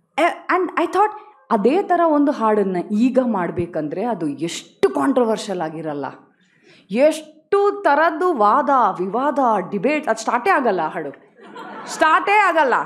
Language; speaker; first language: Kannada; non-native, local second language; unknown